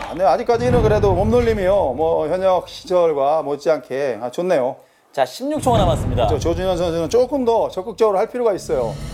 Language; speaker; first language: Korean; native; Korean